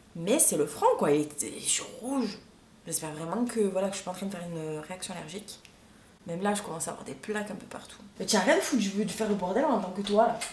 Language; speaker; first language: French; native; French